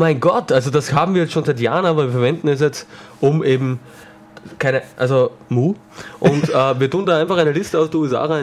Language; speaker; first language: German; native; German